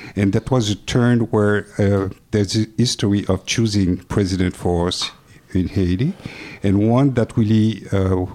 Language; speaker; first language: English; non-native, fluent; French